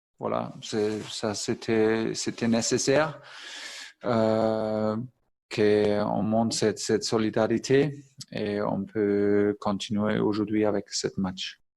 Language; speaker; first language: French; non-native, fluent; German